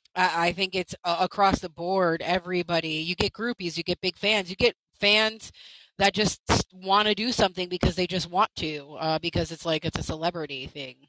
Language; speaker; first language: English; native; English